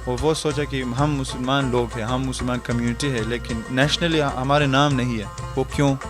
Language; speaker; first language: Hindi; early bilingual, heritage; Hindi